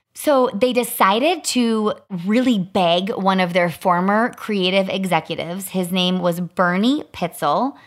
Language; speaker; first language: English; native; English